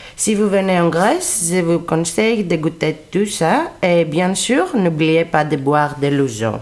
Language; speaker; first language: French; non-native, fluent; Greek